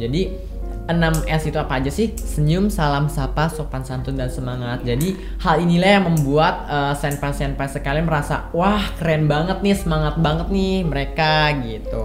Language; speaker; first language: Indonesian; native; Indonesian